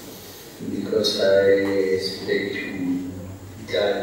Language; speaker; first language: English; non-native, learner; Italian